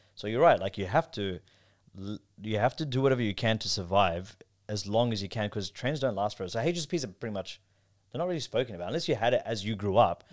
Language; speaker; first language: English; native; English